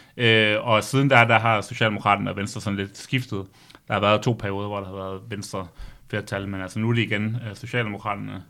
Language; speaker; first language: Danish; native; Danish